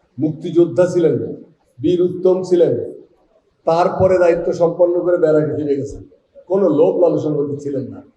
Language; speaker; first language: Bangla; native; Bangla